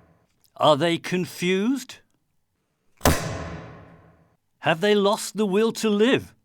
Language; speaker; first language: English; native; English